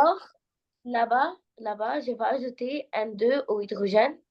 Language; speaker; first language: French; non-native, learner; Arabic